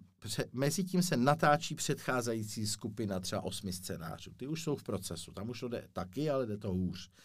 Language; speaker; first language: Czech; native; Czech